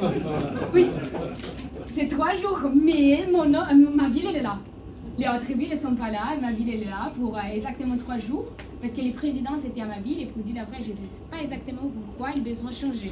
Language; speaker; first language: French; non-native, learner; Portuguese